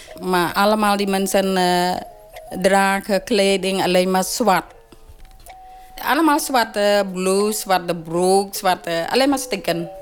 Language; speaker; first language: Dutch; non-native, learner; Khmer